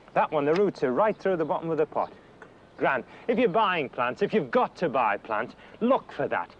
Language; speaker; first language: English; native; English